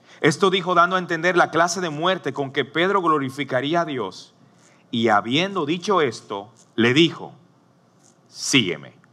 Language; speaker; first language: Spanish; native; Spanish